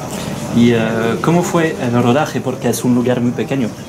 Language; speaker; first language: Spanish; non-native, learner; French